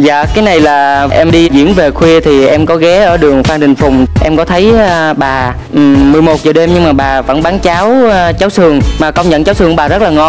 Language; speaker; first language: Vietnamese; native; Vietnamese